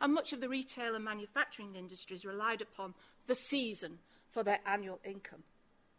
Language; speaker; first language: English; native; English